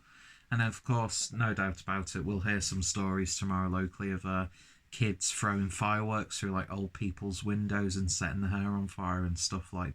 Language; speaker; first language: English; native; English